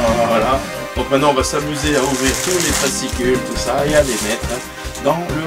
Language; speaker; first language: French; native; French